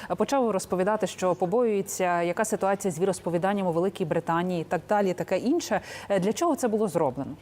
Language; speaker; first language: Ukrainian; native; Ukrainian